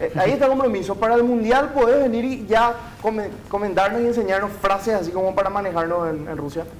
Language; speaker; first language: Spanish; native; Spanish